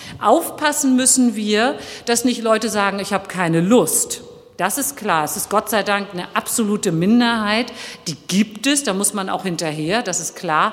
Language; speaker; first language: German; early bilingual, other home language; Turkish